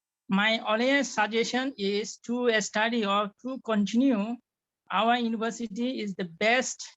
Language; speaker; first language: English; non-native, fluent; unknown